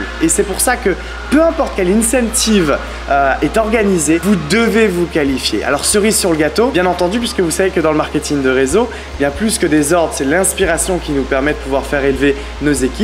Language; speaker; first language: French; native; French